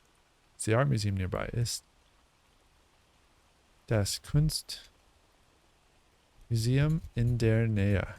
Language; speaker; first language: German; non-native, learner; English